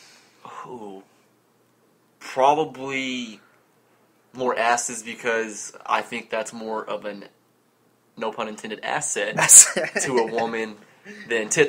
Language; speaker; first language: English; native; English